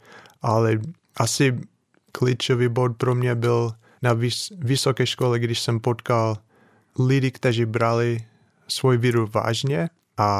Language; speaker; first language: Czech; non-native, fluent; English